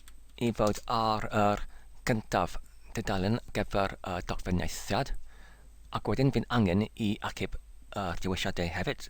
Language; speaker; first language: Welsh; non-native, learner; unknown